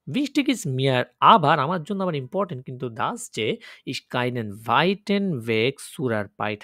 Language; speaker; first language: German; non-native, learner; Bangla